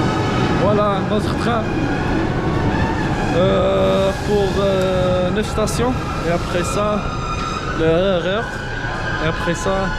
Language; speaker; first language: French; non-native, learner; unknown